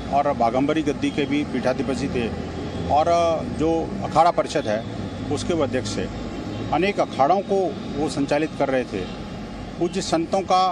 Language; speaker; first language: Hindi; native; Hindi